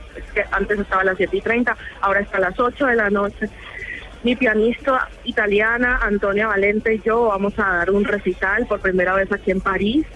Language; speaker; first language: Spanish; native; Spanish